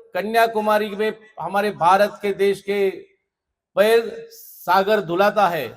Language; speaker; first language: Hindi; non-native, local second language; Marathi